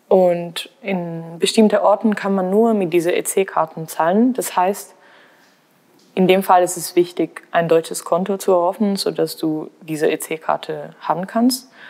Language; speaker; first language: German; non-native, fluent; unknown